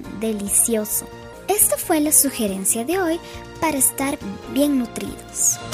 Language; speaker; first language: Spanish; native; Spanish